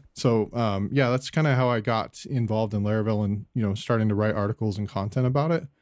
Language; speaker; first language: English; native; English